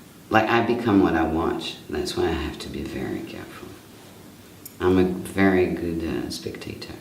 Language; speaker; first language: English; non-native, fluent; French